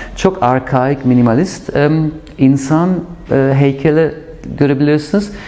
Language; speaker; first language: Turkish; non-native, fluent; German